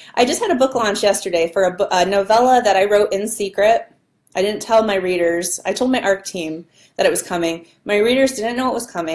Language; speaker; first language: English; native; English